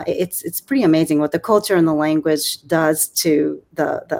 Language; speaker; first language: English; non-native, fluent; Japanese